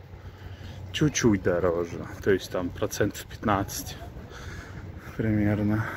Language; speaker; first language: Russian; native; Russian